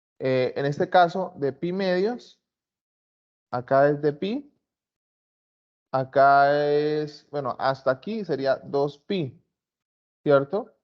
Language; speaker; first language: Spanish; native; Spanish